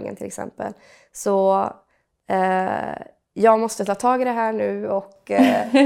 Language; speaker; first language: Swedish; native; Swedish